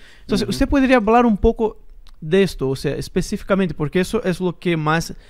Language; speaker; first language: Spanish; non-native, fluent; Portuguese